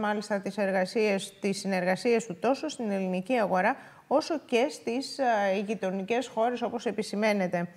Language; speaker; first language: Greek; native; Greek